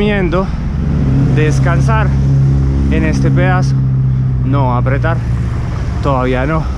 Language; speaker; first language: Spanish; native; Spanish